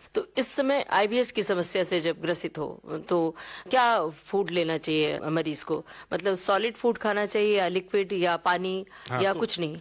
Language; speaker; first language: Hindi; native; Hindi